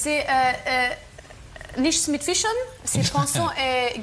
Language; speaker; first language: French; non-native, learner; German